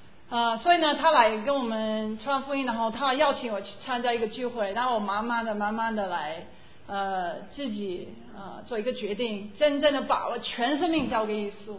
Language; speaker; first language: Chinese; non-native, fluent; English